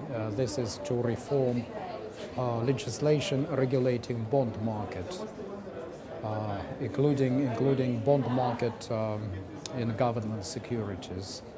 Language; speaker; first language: English; non-native, fluent; Russian